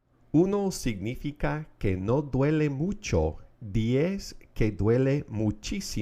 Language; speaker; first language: Spanish; non-native, fluent; English